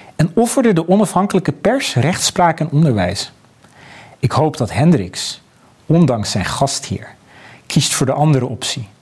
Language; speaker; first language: Dutch; native; Dutch